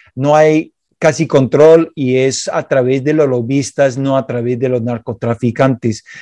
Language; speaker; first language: Spanish; non-native, fluent; English